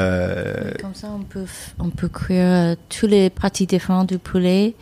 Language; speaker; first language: French; non-native, fluent; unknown